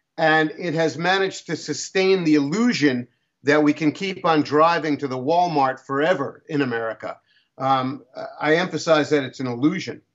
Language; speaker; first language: English; native; English